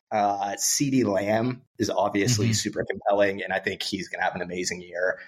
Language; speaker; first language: English; native; English